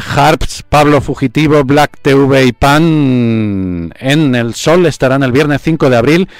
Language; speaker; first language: Spanish; native; Spanish